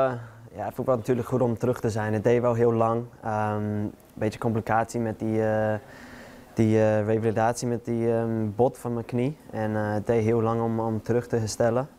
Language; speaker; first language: Dutch; non-native, fluent; English